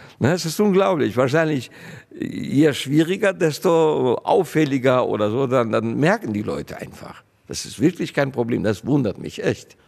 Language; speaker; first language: German; non-native, fluent; Georgian